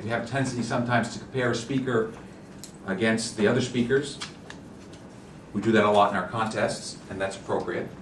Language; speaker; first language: English; native; English